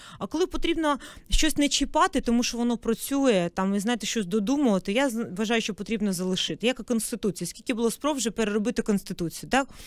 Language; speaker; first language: Ukrainian; non-native, local second language; Russian